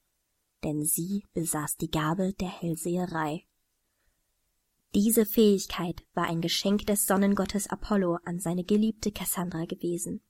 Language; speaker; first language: German; native; German